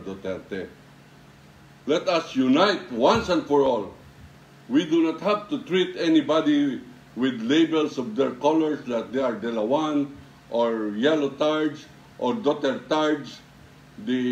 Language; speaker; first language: English; non-native, local second language; Filipino